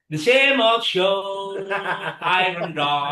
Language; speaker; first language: English; non-native, learner; Indonesian